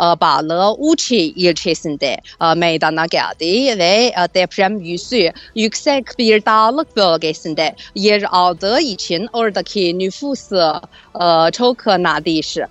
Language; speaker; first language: Turkish; non-native, fluent; Chinese